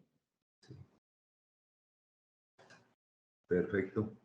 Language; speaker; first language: Spanish; native; Spanish